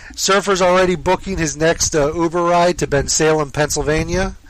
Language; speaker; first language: English; native; English